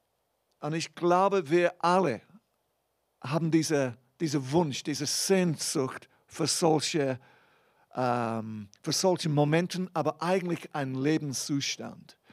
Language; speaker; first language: German; non-native, fluent; English